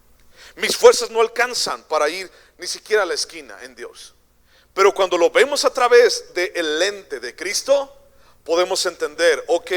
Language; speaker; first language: Spanish; native; Spanish